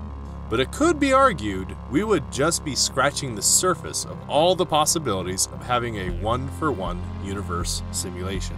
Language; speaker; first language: English; native; English